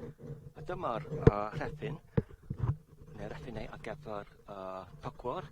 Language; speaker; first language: Welsh; non-native, learner; English